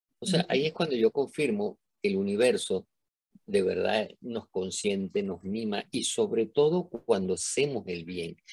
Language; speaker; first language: Spanish; native; Spanish